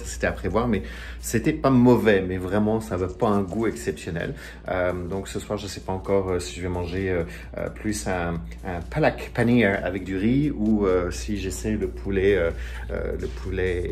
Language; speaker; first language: French; native; French